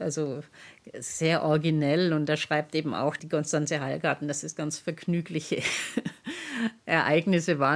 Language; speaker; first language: German; native; German